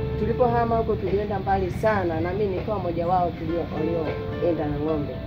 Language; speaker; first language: Swahili; non-native, local second language; Masai